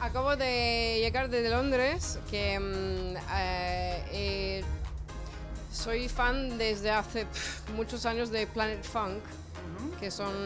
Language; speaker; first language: Spanish; non-native, fluent; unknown